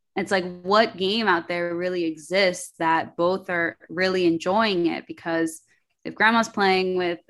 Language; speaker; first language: English; early bilingual, other home language; Spanish